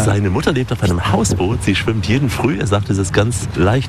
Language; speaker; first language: German; native; German